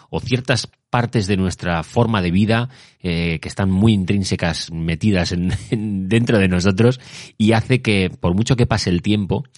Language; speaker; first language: Spanish; native; Spanish